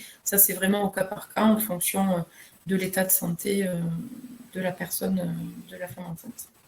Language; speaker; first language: French; native; French